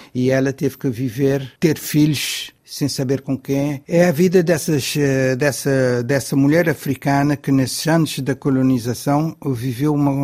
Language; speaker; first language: Portuguese; non-native, local second language; Kabuverdianu